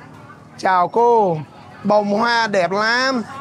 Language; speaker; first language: Vietnamese; non-native, fluent; English